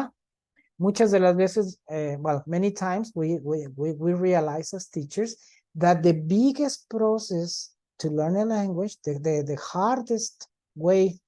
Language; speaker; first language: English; non-native, fluent; Spanish